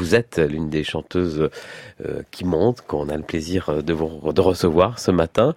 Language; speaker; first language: French; native; French